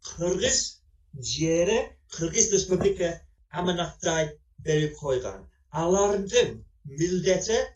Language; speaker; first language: Kyrgyz; non-native, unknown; English